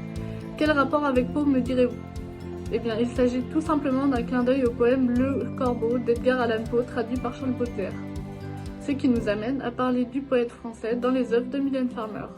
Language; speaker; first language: French; native; French